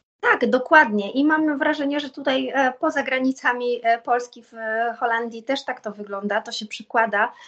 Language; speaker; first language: Polish; native; Polish